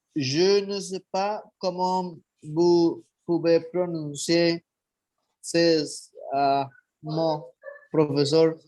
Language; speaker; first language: French; non-native, learner; Spanish